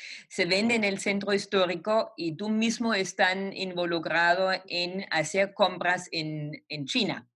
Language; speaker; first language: Spanish; non-native, fluent; German